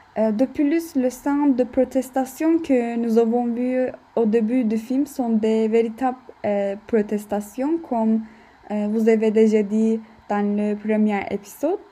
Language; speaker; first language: French; non-native, learner; Turkish